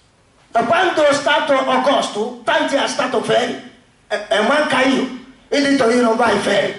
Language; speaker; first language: Italian; non-native, learner; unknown